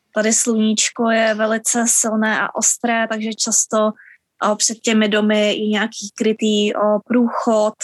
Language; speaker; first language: Czech; native; Czech